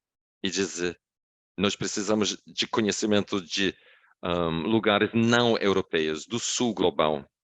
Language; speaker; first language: Portuguese; non-native, fluent; English